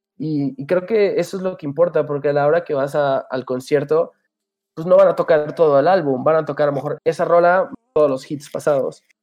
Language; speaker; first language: Spanish; early bilingual, heritage; Spanish